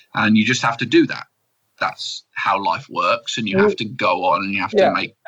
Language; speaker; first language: English; native; English